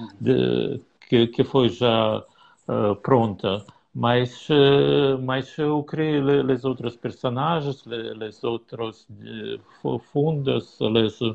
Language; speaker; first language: Portuguese; non-native, learner; Russian